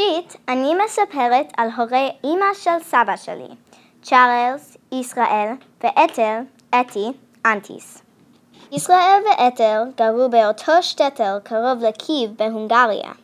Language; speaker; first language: Hebrew; non-native, learner; English